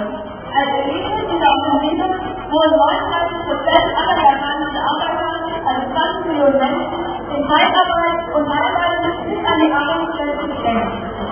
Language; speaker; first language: German; native; German